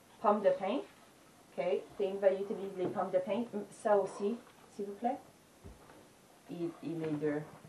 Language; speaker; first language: French; non-native, learner; English